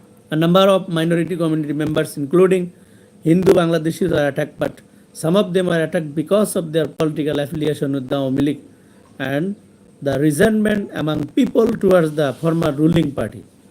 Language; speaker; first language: English; non-native, local second language; Bangla